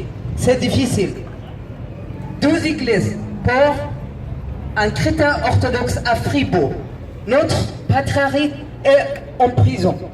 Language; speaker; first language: French; non-native, learner; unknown